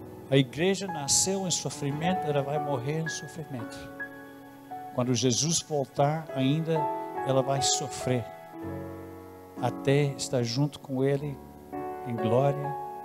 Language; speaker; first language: Portuguese; non-native, fluent; English